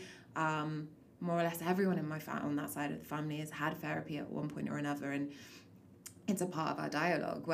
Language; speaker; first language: English; native; English